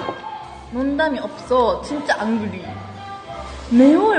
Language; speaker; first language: Korean; non-native, learner; Japanese